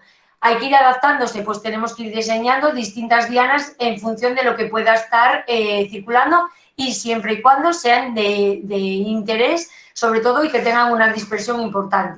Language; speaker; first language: Spanish; native; Spanish